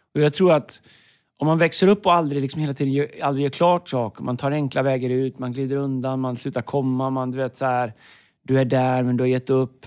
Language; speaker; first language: Swedish; native; Swedish